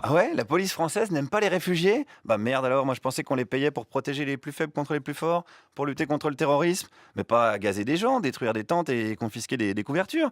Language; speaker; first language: French; native; French